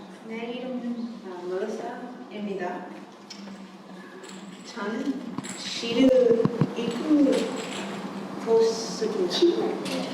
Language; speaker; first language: Korean; non-native, learner; English